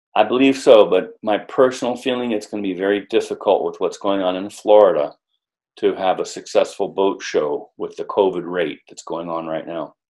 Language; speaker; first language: English; native; English